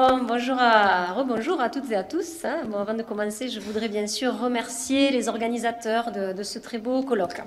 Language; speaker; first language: French; native; French